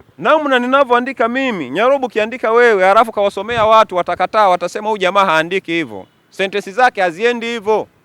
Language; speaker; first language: Swahili; native; Swahili